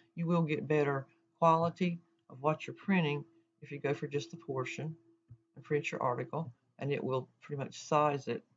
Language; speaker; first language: English; native; English